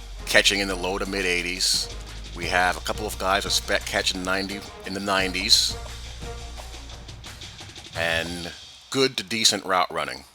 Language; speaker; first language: English; native; English